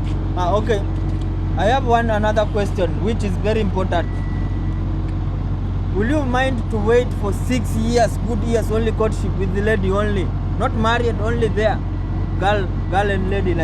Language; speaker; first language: English; non-native, learner; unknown